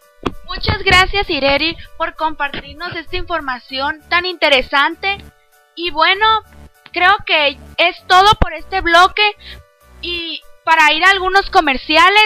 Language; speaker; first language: Spanish; native; Spanish